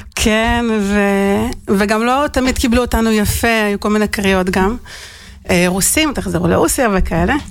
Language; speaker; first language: Hebrew; early bilingual, other home language; Russian